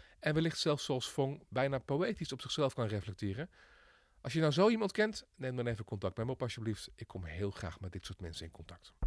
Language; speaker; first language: Dutch; native; Dutch